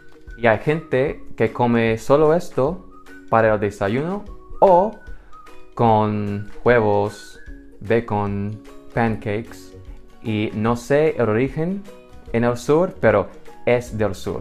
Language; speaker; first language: Spanish; non-native, fluent; English